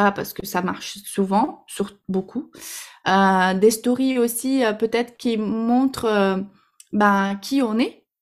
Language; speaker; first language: French; non-native, fluent; Portuguese